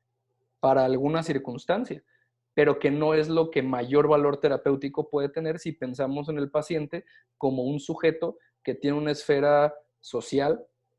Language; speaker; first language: Spanish; native; Spanish